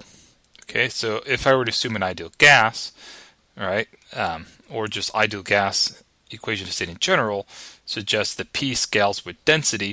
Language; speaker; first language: English; native; English